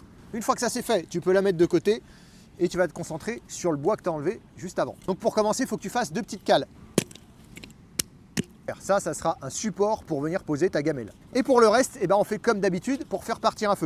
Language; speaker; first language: French; native; French